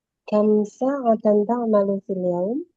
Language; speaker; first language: Arabic; non-native, learner; Indonesian